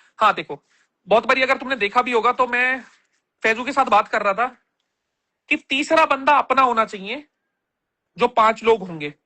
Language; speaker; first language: Hindi; native; Hindi